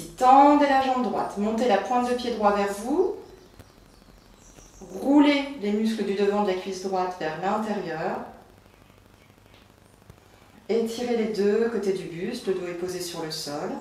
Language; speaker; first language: French; native; French